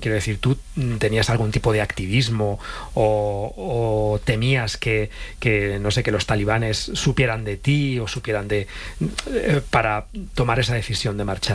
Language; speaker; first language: Spanish; native; Spanish